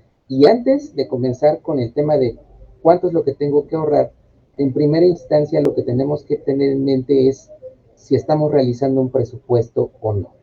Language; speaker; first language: Spanish; native; Spanish